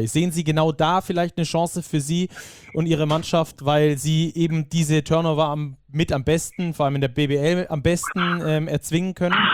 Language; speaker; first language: German; native; German